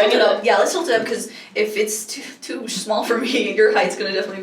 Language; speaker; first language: English; native; English